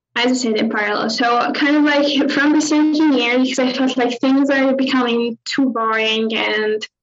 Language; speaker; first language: English; non-native, fluent; Arabic